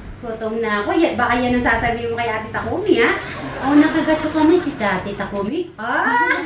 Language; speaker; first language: Filipino; native; Filipino